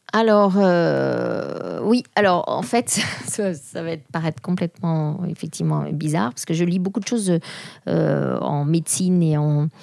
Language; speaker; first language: French; native; French